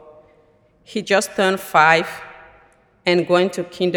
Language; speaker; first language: English; non-native, local second language; French